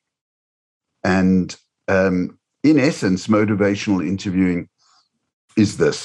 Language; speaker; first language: English; native; English